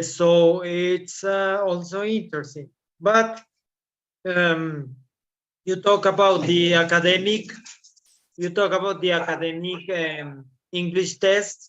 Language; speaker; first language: English; non-native, fluent; Spanish